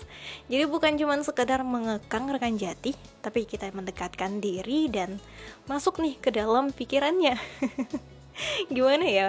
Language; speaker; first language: Indonesian; native; Indonesian